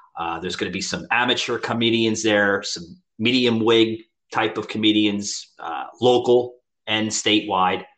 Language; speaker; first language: English; native; English